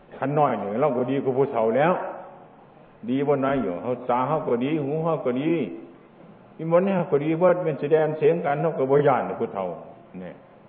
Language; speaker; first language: Thai; non-native, local second language; Northeastern Thai